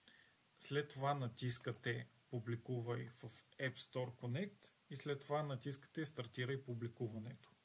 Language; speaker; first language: Bulgarian; native; Bulgarian